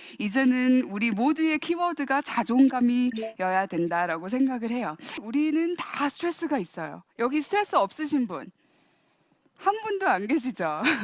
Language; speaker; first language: Korean; early bilingual, heritage; Korean